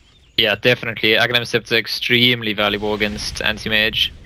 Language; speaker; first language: English; native; English